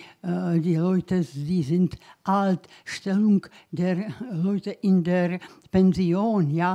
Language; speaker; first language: German; non-native, learner; Czech